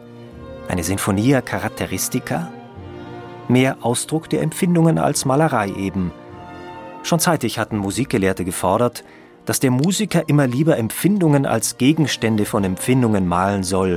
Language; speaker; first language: German; native; German